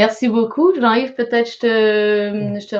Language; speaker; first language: French; native; French